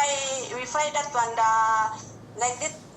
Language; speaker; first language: English; non-native, learner; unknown